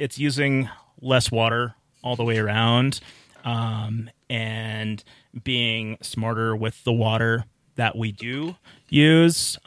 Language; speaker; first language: English; native; English